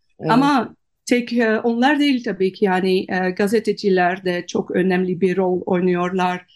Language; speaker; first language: Turkish; non-native, fluent; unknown